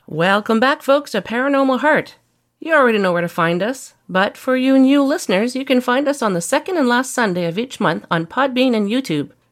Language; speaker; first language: English; native; English